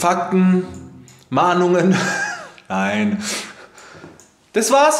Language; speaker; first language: German; native; German